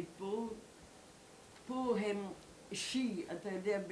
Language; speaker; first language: Hebrew; non-native, learner; German